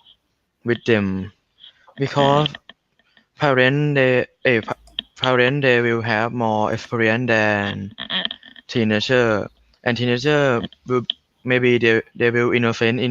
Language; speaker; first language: English; non-native, learner; Thai